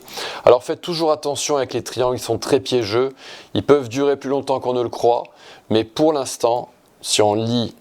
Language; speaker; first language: French; native; French